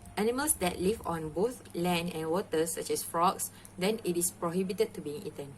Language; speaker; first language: English; non-native, local second language; Malay